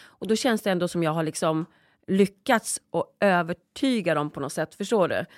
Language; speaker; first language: Swedish; early bilingual, other home language; Polish